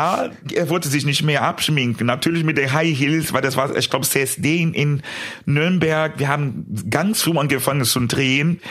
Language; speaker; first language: German; non-native, fluent; Portuguese